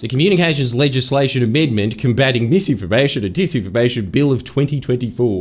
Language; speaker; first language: English; native; English